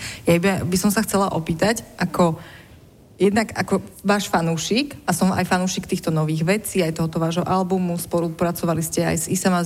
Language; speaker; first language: Slovak; native; Slovak